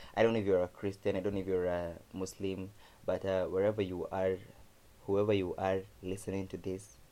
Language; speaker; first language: English; non-native, local second language; Kamba